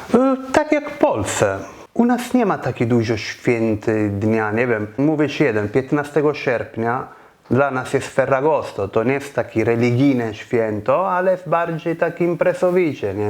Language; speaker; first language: Polish; non-native, fluent; Italian